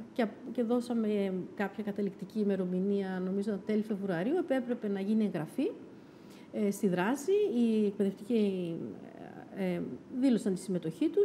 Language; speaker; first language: Greek; native; Greek